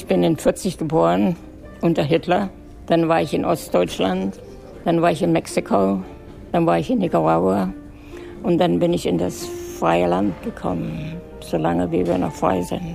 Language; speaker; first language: German; native; German